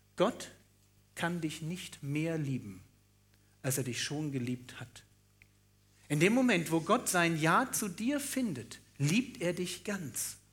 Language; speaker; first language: German; native; German